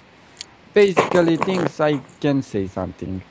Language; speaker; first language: English; non-native, learner; Romanian